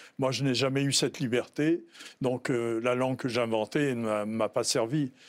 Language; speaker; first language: French; native; French